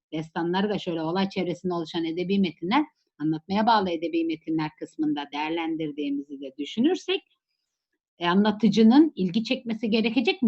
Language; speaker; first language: Turkish; native; Turkish